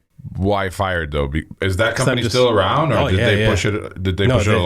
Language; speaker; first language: English; native; English